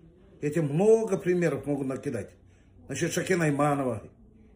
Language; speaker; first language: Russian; non-native, local second language; Kazakh